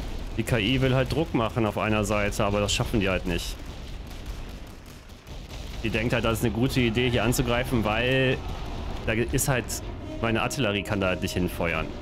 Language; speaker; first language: German; native; German